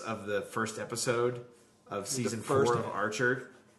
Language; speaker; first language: English; native; English